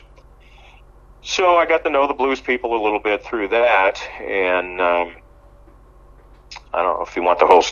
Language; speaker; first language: English; native; English